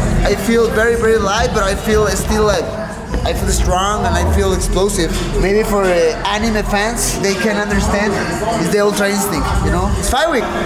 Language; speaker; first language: English; non-native, fluent; Spanish